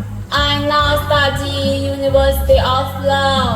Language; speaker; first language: English; non-native, learner; Lao